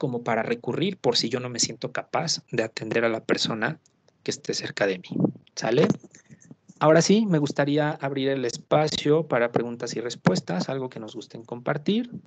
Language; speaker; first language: Spanish; native; Spanish